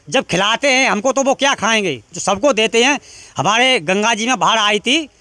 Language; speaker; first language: Hindi; native; Hindi